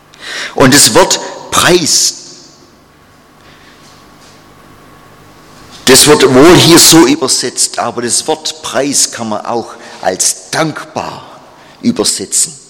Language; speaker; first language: German; non-native, fluent; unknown